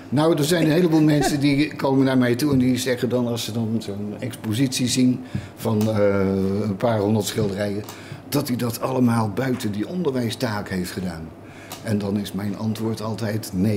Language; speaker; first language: Dutch; native; Dutch